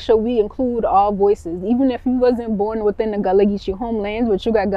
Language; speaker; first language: English; early bilingual, other home language; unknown